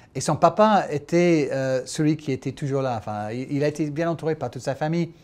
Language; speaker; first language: French; non-native, fluent; English